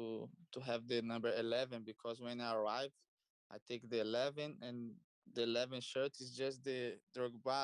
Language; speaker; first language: English; non-native, learner; Portuguese